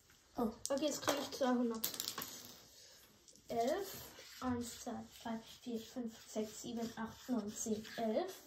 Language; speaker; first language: German; native; German